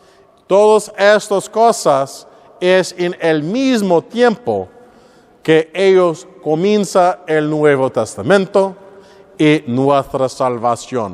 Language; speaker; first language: Spanish; non-native, learner; English